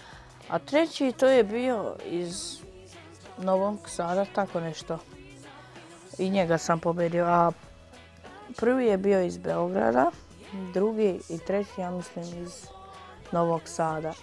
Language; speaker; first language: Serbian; non-native, local second language; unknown